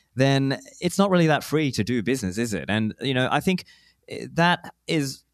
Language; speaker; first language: English; native; English